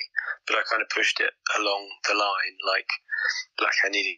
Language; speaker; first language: English; native; English